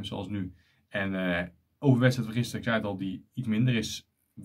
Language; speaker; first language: Dutch; native; Dutch